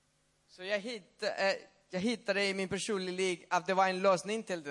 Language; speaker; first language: Swedish; non-native, fluent; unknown